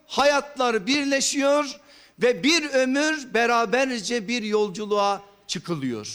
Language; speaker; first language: Turkish; native; Turkish